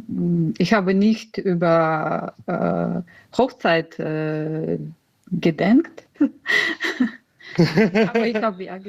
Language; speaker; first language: German; non-native, learner; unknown